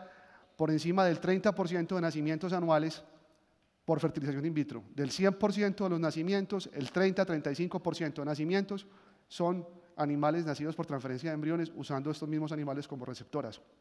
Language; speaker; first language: Spanish; native; Spanish